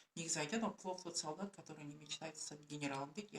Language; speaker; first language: Russian; non-native, local second language; Kazakh